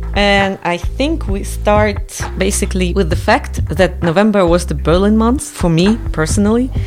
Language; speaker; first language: English; non-native, fluent; Russian